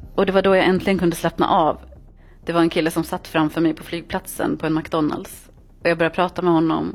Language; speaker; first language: Swedish; early bilingual, other home language; Arabic